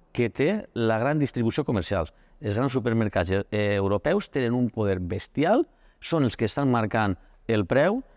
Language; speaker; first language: Catalan; native; Catalan